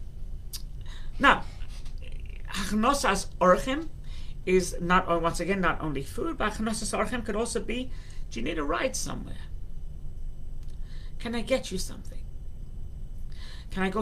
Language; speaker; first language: English; native; English